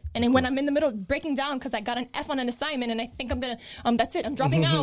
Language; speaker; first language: English; native; English